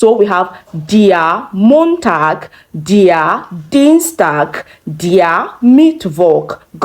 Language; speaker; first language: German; non-native, fluent; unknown